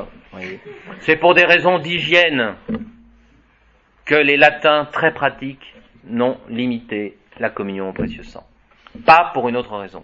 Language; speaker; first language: French; native; French